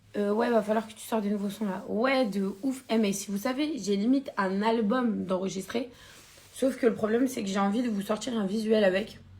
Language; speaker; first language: French; native; French